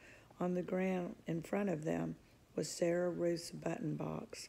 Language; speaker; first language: English; native; English